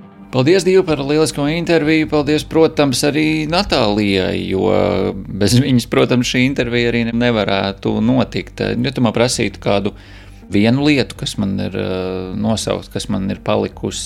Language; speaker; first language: Latvian; native; Latvian